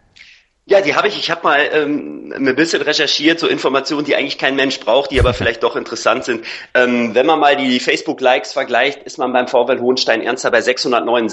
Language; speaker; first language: German; native; German